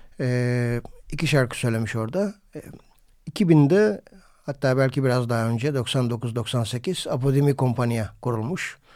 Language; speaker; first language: Turkish; native; Turkish